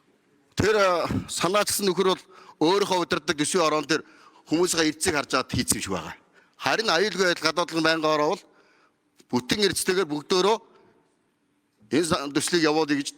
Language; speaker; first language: Mongolian; native; Mongolian